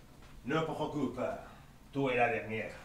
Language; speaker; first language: French; non-native, learner; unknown